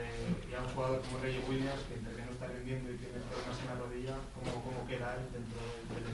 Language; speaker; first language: Spanish; native; Spanish